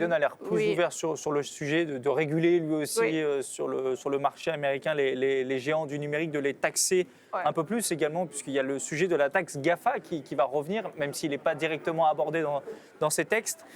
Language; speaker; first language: French; native; French